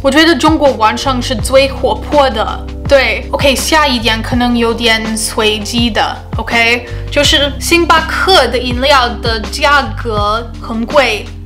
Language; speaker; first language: Chinese; non-native, learner; English